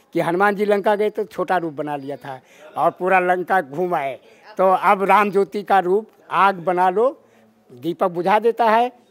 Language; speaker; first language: Hindi; native; Hindi